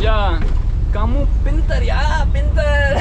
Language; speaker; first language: Indonesian; non-native, learner; Urdu